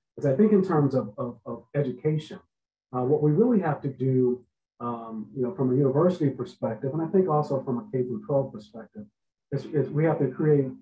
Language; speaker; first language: English; native; English